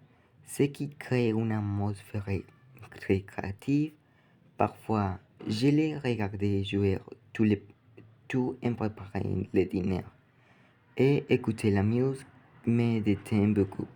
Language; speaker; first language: French; non-native, learner; Spanish